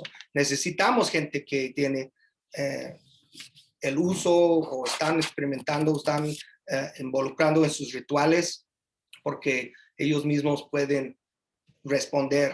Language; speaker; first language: Spanish; early bilingual, heritage; English